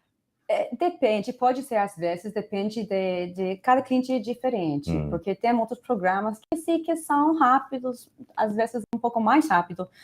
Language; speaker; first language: Portuguese; non-native, fluent; Spanish